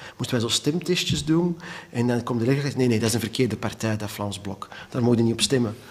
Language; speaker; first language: Dutch; native; Dutch